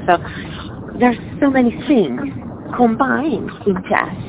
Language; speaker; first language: English; non-native, fluent; Swedish